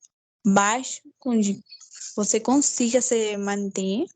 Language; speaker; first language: Portuguese; non-native, fluent; Spanish